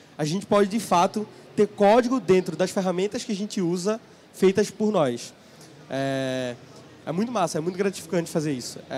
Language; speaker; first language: Portuguese; native; Portuguese